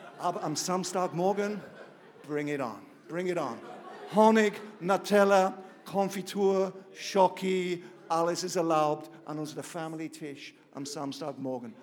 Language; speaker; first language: German; non-native, fluent; English